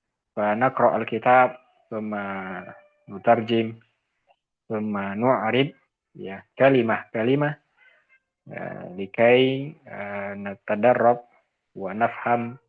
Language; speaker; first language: Arabic; non-native, fluent; Indonesian